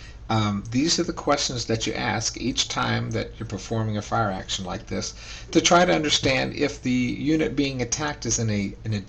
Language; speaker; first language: English; native; English